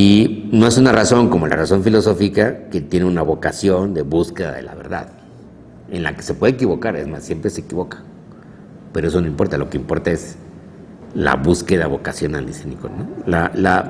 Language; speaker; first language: Spanish; native; Spanish